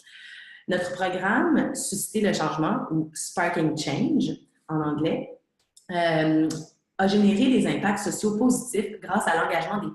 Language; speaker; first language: French; native; French